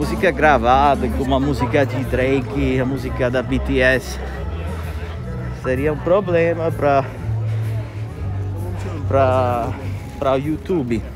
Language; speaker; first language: Portuguese; non-native, fluent; Italian